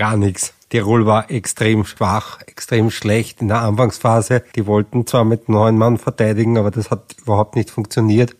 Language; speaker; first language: German; native; German